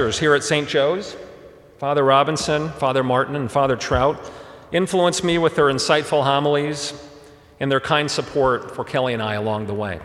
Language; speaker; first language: English; early bilingual, other home language; German